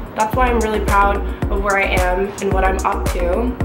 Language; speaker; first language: English; native; English